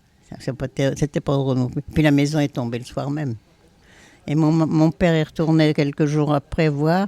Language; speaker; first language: French; native; French